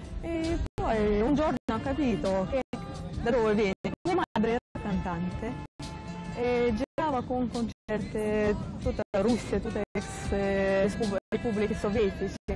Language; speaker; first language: Italian; non-native, learner; Russian